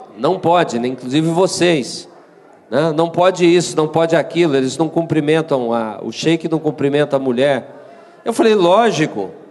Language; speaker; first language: Portuguese; native; Portuguese